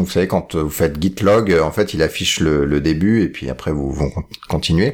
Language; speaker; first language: French; native; French